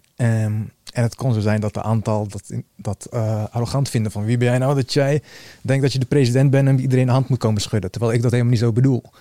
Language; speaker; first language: Dutch; early bilingual, other home language; Bosnian